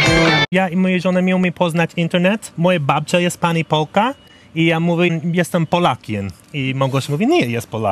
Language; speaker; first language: Polish; non-native, learner; English